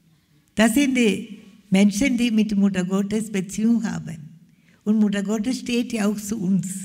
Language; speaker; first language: German; non-native, fluent; Malayalam